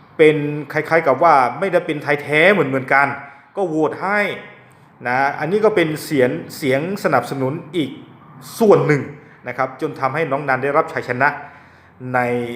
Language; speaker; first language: Thai; non-native, local second language; S'gaw Karen